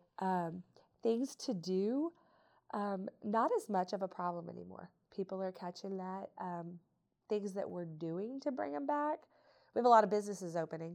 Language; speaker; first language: English; native; English